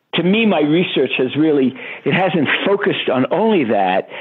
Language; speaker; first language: English; native; English